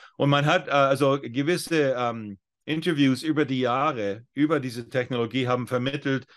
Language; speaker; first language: German; non-native, fluent; English